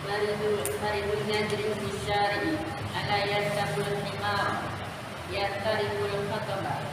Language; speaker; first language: Arabic; non-native, learner; Indonesian